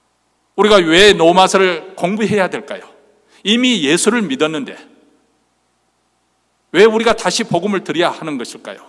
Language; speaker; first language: Korean; native; Korean